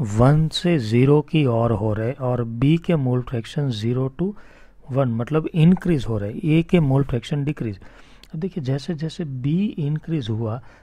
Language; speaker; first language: Hindi; non-native, local second language; Gujarati